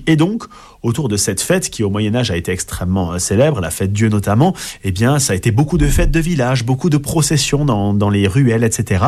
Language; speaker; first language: French; native; French